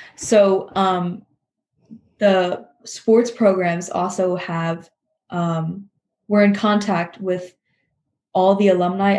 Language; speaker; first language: English; native; English